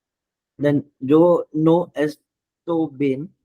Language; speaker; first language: Spanish; non-native, learner; Hindi